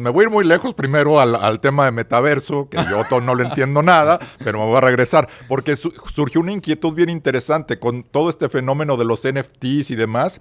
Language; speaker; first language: Spanish; native; Spanish